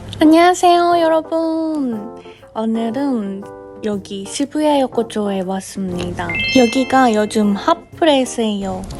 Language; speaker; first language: Korean; non-native, fluent; Japanese